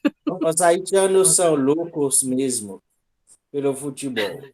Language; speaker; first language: Portuguese; non-native, local second language; Haitian Creole